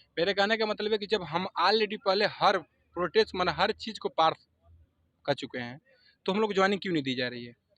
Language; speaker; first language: Hindi; non-native, local second language; Assamese